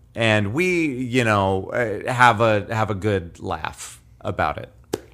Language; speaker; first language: English; native; English